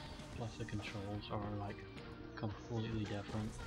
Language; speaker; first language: English; native; English